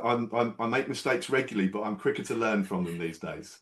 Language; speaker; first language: English; native; English